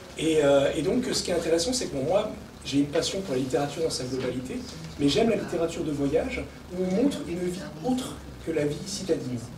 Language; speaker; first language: French; native; French